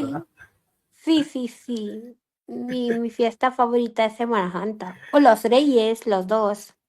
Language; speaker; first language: Spanish; non-native, fluent; Hindi